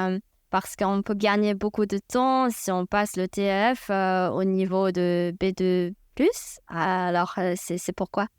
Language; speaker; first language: French; non-native, fluent; Chinese